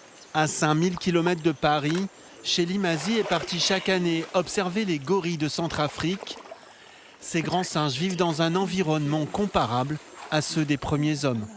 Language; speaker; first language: French; native; French